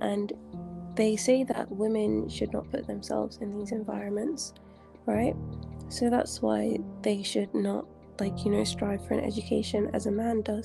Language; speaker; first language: English; native; English